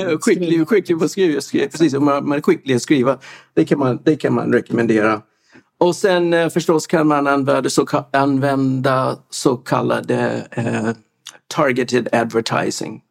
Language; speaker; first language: Swedish; non-native, fluent; English